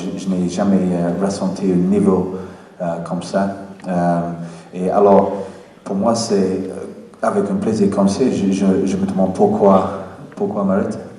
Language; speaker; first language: French; non-native, fluent; English